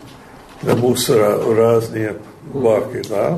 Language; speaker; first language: Russian; non-native, learner; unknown